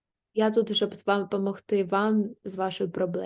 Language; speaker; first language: Ukrainian; native; Ukrainian